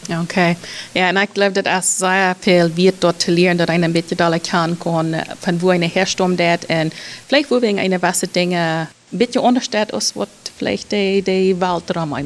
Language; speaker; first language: German; non-native, learner; Plautdietsch